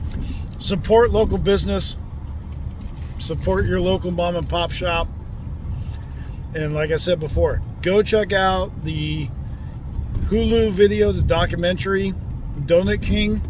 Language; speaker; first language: English; native; English